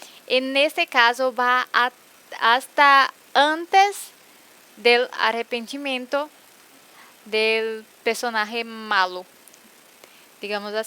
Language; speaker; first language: Spanish; non-native, fluent; Portuguese